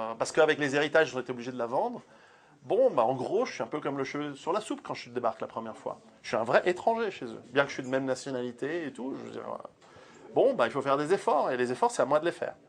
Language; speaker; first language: French; early bilingual, other home language; Italian